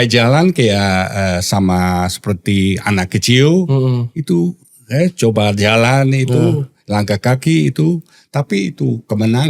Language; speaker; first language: Indonesian; non-native, learner; Dutch